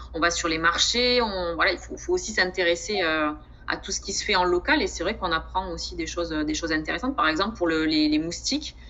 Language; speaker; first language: French; native; French